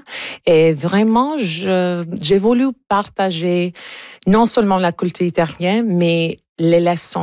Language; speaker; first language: French; early bilingual, heritage; English